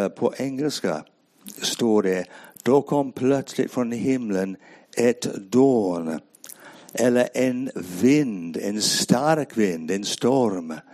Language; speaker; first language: Swedish; non-native, fluent; English